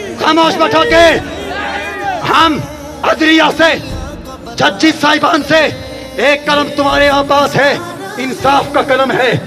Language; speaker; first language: Urdu; non-native, local second language; Punjabi